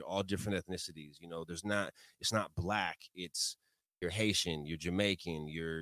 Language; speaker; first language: English; native; English